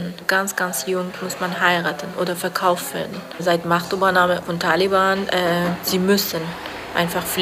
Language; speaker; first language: German; non-native, learner; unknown